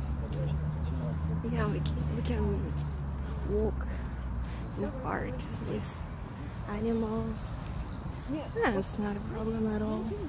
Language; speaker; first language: English; non-native, fluent; Russian